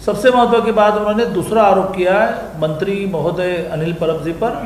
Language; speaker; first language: Hindi; non-native, local second language; Marathi